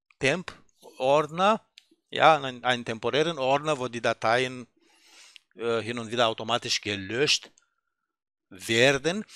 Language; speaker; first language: German; native; German